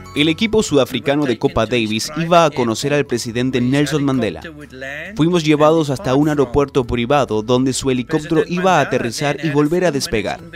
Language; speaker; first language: Spanish; non-native, fluent; Rundi